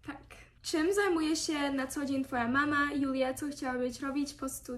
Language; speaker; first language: Polish; early bilingual, heritage; Polish